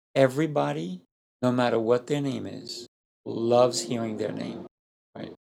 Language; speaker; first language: English; non-native, fluent; Spanish